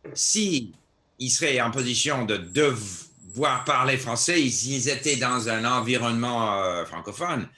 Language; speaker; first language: French; non-native, fluent; English